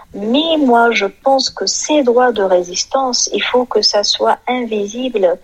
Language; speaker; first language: French; non-native, fluent; Arabic